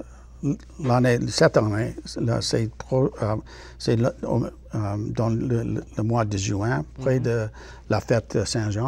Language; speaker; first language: French; non-native, learner; English